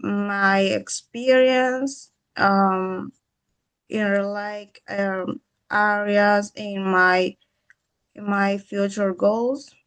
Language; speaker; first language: English; non-native, learner; Spanish